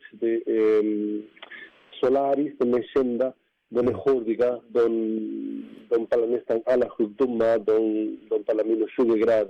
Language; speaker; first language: Swedish; non-native, fluent; Spanish